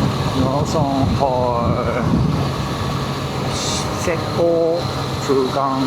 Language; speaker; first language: Cantonese; non-native, learner; English